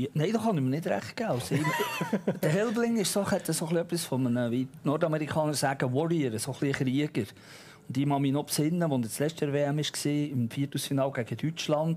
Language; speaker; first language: German; native; German